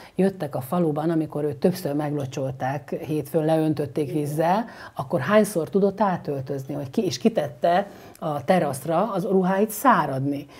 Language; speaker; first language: Hungarian; native; Hungarian